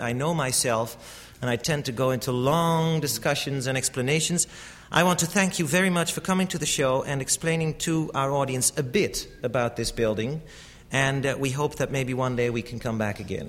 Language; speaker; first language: English; non-native, fluent; Dutch